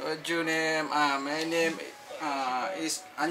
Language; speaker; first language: English; non-native, learner; Thai